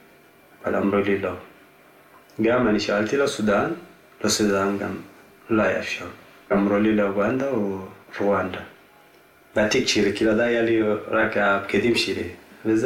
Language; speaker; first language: Hebrew; non-native, fluent; Tigrinya